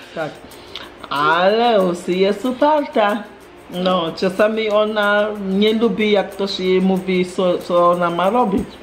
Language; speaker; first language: Polish; non-native, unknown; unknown